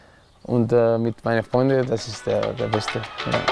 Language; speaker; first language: German; non-native, learner; Spanish